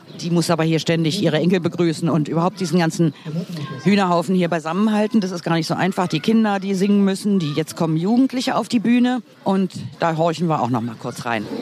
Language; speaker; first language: German; native; German